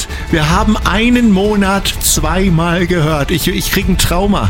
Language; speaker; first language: German; native; German